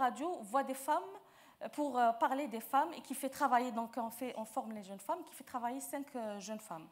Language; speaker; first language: French; non-native, local second language; Arabic